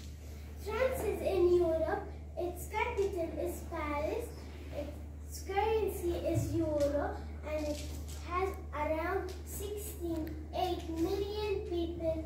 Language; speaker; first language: English; non-native, learner; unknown